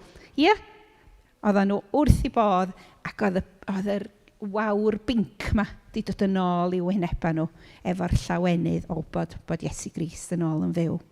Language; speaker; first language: Welsh; native; Welsh